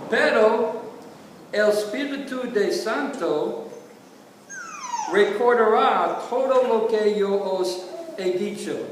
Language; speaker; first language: Spanish; non-native, learner; English